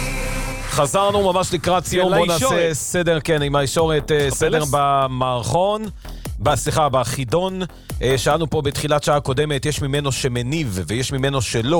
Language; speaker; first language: Hebrew; native; Hebrew